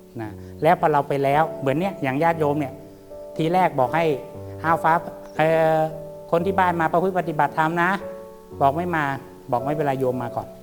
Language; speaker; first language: Thai; native; Thai